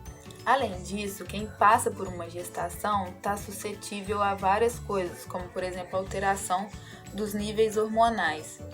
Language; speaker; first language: Portuguese; native; Portuguese